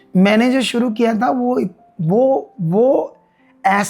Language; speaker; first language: Hindi; non-native, local second language; Punjabi